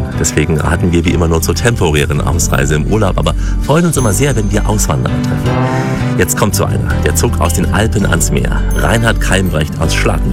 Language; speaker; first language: German; native; German